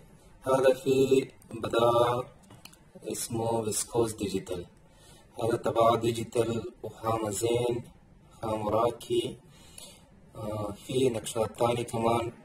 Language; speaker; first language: Arabic; non-native, learner; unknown